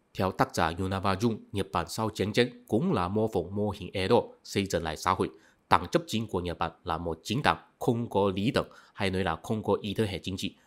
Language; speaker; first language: Vietnamese; non-native, fluent; Chinese